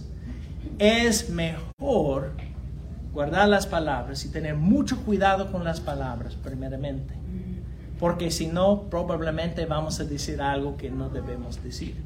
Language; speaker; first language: Spanish; non-native, fluent; English